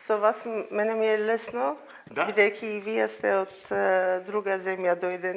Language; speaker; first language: Macedonian; non-native, fluent; Armenian